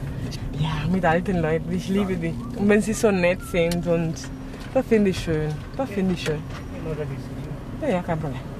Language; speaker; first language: German; non-native, learner; Spanish